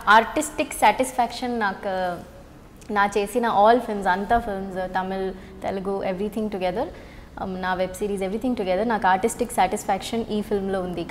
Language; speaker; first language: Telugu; non-native, learner; Tamil